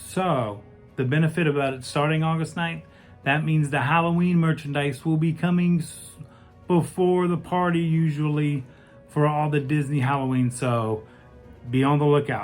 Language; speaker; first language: English; native; English